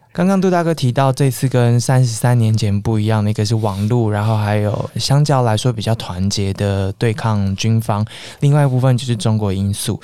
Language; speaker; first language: Chinese; native; Chinese